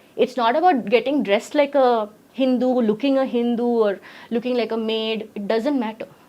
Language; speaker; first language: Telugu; early bilingual, heritage; Telugu